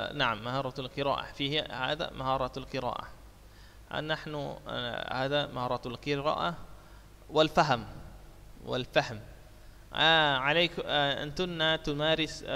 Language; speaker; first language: Arabic; non-native, fluent; Indonesian